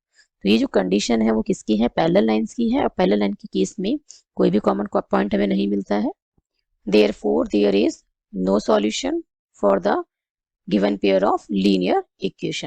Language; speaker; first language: Hindi; native; Hindi